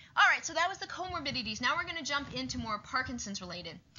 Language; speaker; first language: English; native; English